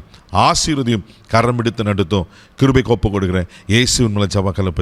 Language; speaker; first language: Tamil; native; Tamil